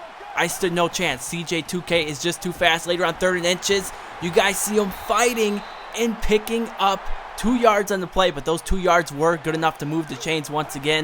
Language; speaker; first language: English; native; English